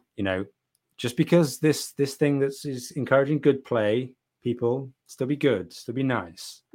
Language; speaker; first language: English; native; English